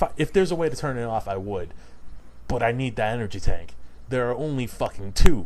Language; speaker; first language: English; native; English